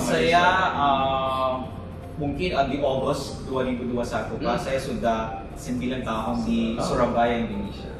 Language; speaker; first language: Indonesian; non-native, learner; Filipino